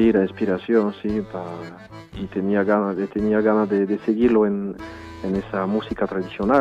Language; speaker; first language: Spanish; early bilingual, heritage; French